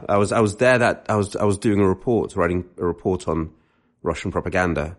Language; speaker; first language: English; native; English